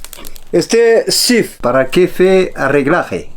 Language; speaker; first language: Spanish; non-native, learner; Arabic